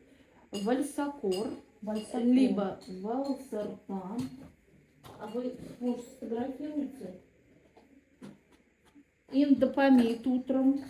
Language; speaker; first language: Russian; native; Russian